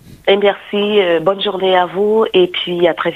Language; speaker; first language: French; non-native, local second language; Haitian Creole